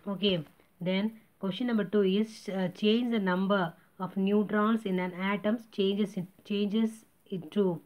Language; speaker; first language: English; non-native, local second language; Tamil